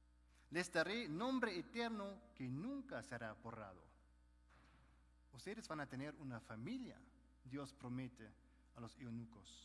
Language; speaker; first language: Spanish; non-native, fluent; German